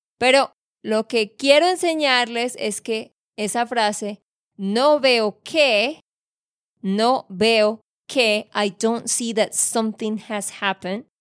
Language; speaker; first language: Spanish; native; Spanish